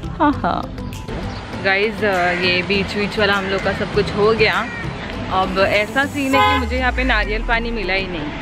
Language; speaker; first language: Hindi; non-native, local second language; Marathi